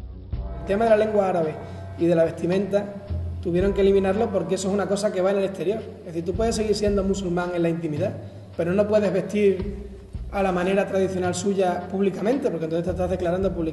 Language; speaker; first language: Spanish; native; Spanish